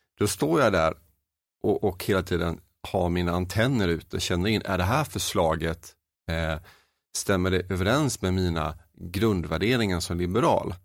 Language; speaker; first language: Swedish; native; Swedish